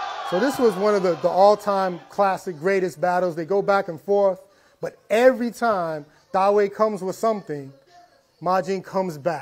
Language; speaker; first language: English; native; English